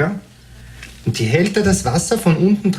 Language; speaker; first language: German; native; German